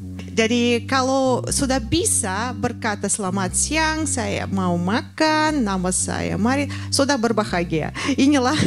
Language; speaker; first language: Indonesian; non-native, fluent; Russian